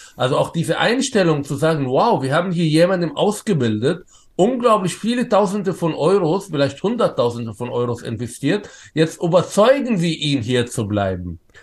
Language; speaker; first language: German; non-native, fluent; Arabic